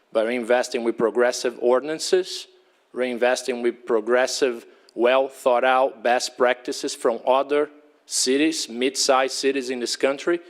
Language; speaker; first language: English; non-native, fluent; Portuguese